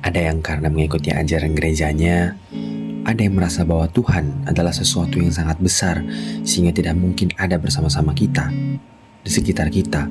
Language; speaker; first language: Indonesian; native; Indonesian